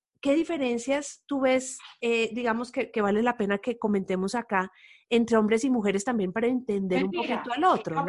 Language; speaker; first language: Spanish; native; Spanish